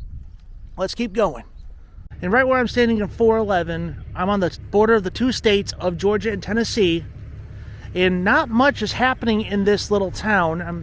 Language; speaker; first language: English; native; English